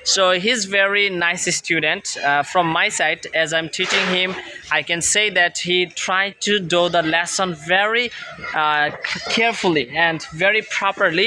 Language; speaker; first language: English; non-native, fluent; Bangla